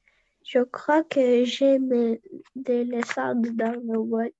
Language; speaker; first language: French; non-native, learner; Russian